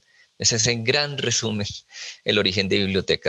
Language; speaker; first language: Spanish; native; Spanish